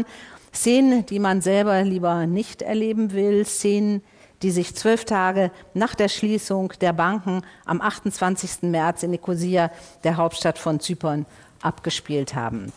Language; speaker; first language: German; native; German